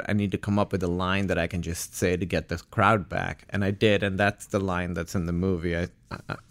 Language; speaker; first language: English; non-native, local second language; Urdu